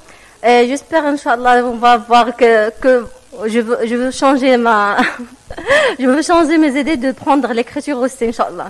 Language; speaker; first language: French; non-native, learner; Arabic